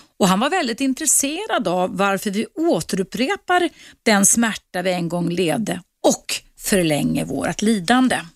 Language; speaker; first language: Swedish; native; Swedish